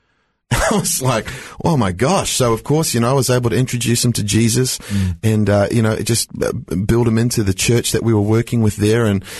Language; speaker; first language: English; native; English